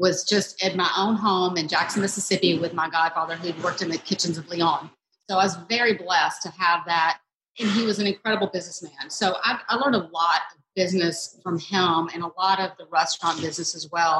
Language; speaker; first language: English; native; English